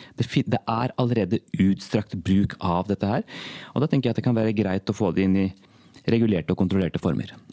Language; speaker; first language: Norwegian; early bilingual, other home language; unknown